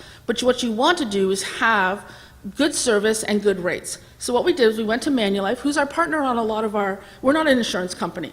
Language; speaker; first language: English; native; English